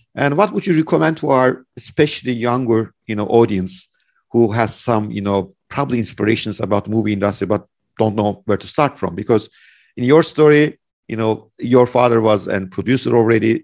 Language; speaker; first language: English; non-native, fluent; Turkish